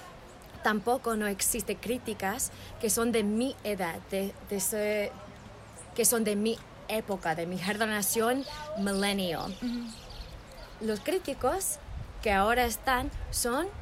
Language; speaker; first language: Spanish; early bilingual, heritage; English